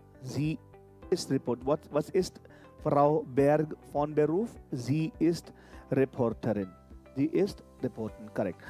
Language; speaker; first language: German; non-native, fluent; Hindi